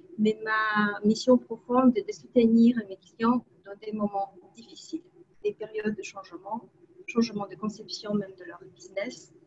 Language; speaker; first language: French; non-native, fluent; Polish